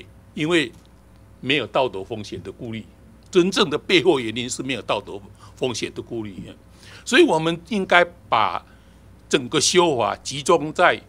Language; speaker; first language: Chinese; native; Chinese